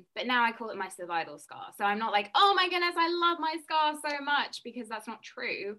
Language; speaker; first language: English; native; English